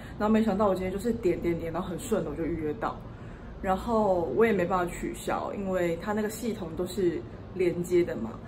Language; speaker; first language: Chinese; native; Chinese